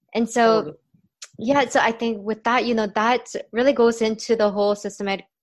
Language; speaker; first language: English; native; English